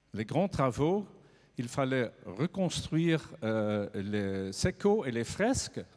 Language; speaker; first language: French; non-native, fluent; Dutch